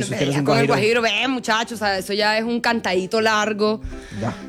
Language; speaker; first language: Spanish; native; Spanish